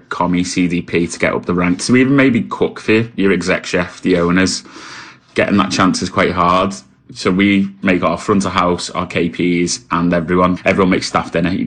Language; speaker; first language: English; native; English